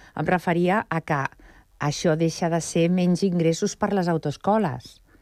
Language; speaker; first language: Catalan; non-native, local second language; Spanish